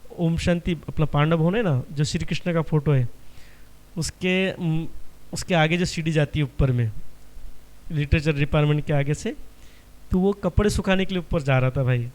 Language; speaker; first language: Hindi; non-native, local second language; Marathi